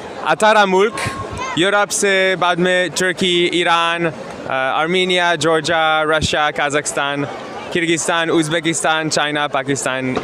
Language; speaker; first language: Hindi; non-native, learner; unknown